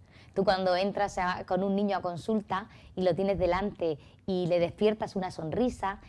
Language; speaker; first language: Spanish; native; Spanish